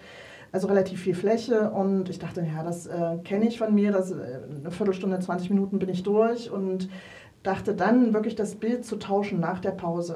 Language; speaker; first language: German; native; German